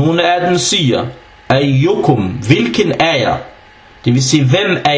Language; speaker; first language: Danish; non-native, fluent; Arabic